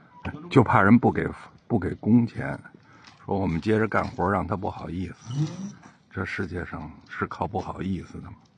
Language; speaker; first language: Chinese; native; Chinese